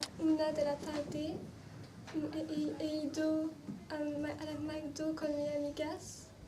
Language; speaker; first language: Spanish; non-native, learner; French